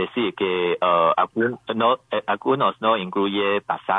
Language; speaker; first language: Spanish; non-native, learner; Chinese